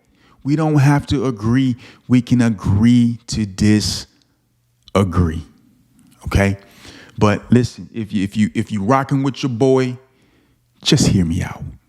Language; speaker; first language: English; native; English